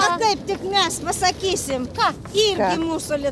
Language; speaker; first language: Lithuanian; non-native, local second language; Russian